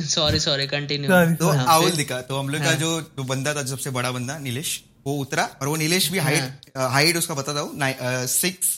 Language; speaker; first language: Hindi; non-native, local second language; Marathi